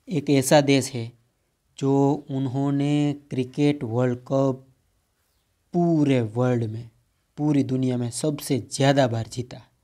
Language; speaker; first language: Hindi; non-native, local second language; Gujarati